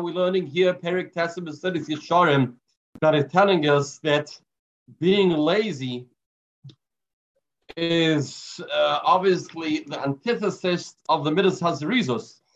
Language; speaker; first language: English; native; English